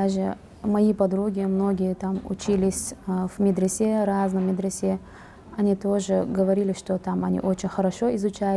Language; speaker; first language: Russian; non-native, fluent; Uzbek